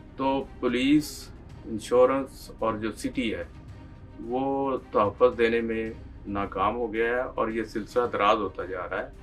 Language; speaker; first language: Urdu; native; Urdu